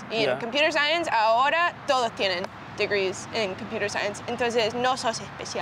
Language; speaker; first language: Spanish; early bilingual, heritage; Spanish